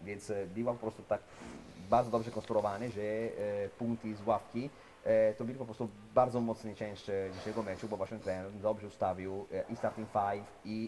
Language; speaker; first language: Polish; non-native, fluent; Italian